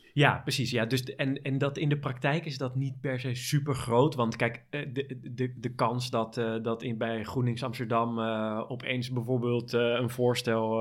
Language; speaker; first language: Dutch; native; Dutch